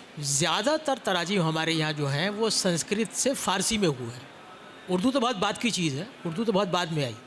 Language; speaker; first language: Urdu; native; Urdu